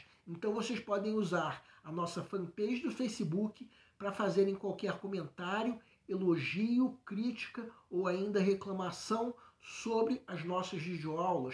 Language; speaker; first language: Portuguese; native; Portuguese